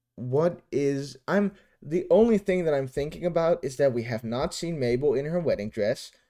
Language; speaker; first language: English; non-native, fluent; Dutch